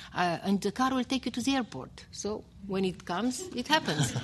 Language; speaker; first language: English; non-native, fluent; Romanian